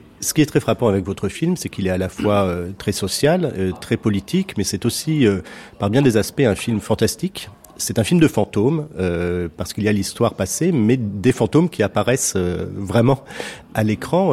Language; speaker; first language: French; native; French